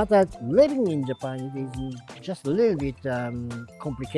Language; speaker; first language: English; non-native, learner; Japanese